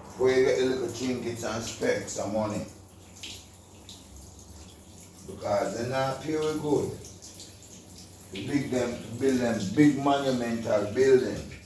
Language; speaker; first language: English; non-native, local second language; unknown